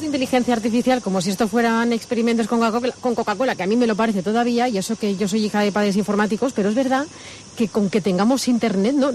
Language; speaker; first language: Spanish; native; Spanish